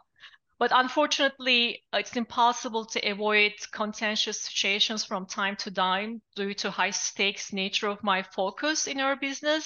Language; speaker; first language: English; non-native, fluent; Turkish